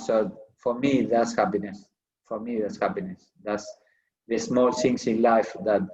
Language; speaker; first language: English; non-native, fluent; Spanish